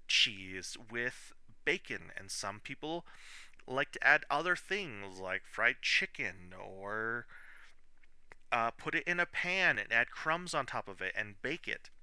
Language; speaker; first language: English; native; English